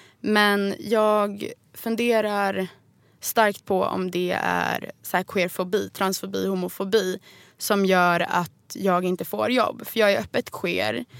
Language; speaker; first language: Swedish; native; Swedish